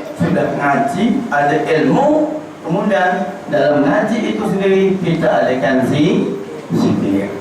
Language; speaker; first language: Malay; non-native, local second language; Javanese